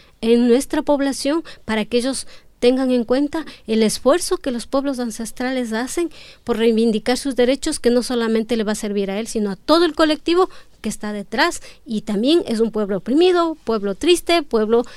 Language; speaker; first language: Spanish; non-native, local second language; Quechua